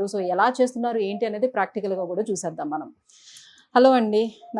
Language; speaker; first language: Telugu; native; Telugu